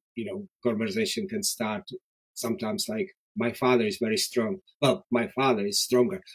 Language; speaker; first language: English; non-native, fluent; Czech